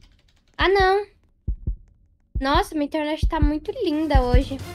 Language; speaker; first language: Portuguese; native; Portuguese